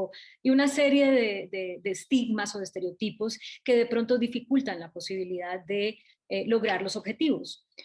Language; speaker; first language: Spanish; native; Spanish